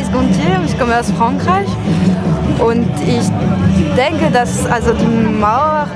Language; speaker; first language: German; non-native, fluent; French